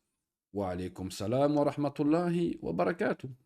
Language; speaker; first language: Arabic; non-native, fluent; French